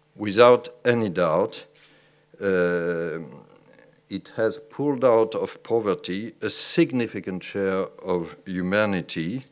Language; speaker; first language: English; non-native, fluent; French